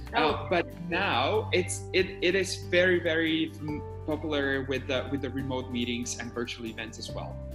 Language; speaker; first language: English; non-native, fluent; Slovak